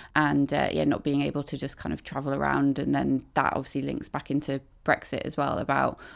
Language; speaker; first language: English; native; English